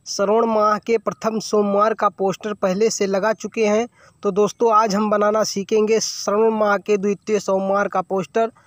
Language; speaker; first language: Hindi; native; Hindi